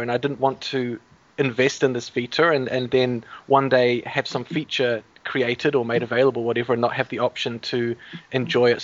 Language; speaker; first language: English; native; English